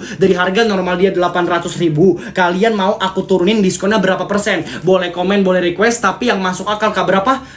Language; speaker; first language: Indonesian; native; Indonesian